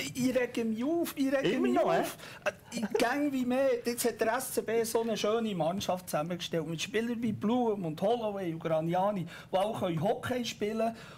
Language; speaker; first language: German; native; German